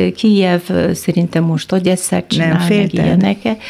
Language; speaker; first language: Hungarian; non-native, fluent; Kyrgyz